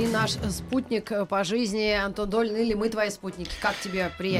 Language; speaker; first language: Russian; native; Russian